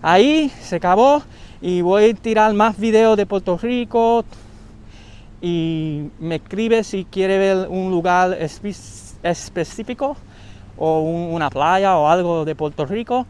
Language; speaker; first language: Spanish; early bilingual, heritage; English